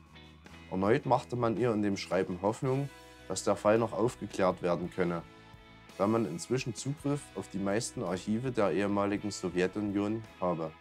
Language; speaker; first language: German; native; German